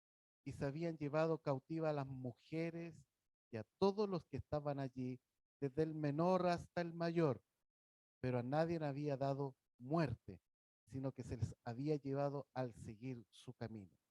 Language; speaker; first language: Spanish; native; Spanish